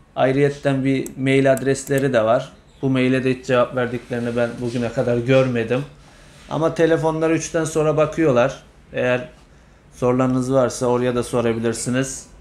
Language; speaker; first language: Turkish; native; Turkish